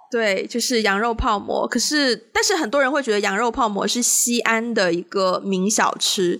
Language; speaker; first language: Chinese; native; Chinese